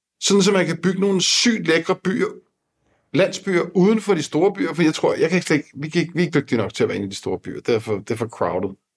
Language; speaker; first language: Danish; native; Danish